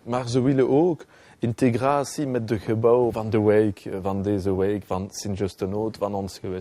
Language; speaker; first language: Dutch; non-native, local second language; French